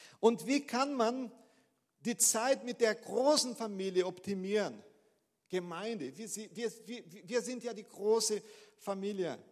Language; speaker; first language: German; non-native, fluent; Portuguese